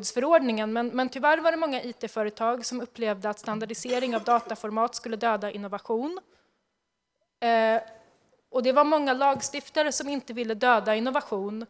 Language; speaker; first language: Swedish; native; Swedish